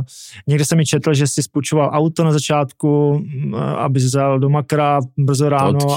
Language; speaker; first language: Czech; native; Czech